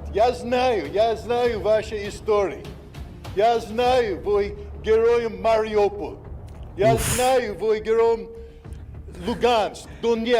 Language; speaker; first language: Russian; non-native, learner; English